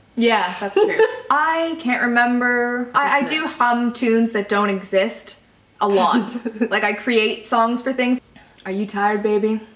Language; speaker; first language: English; native; English